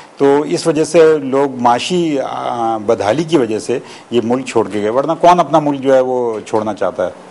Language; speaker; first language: Urdu; native; Urdu